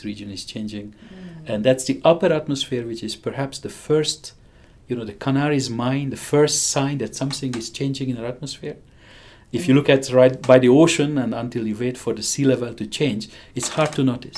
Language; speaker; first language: English; non-native, fluent; Hungarian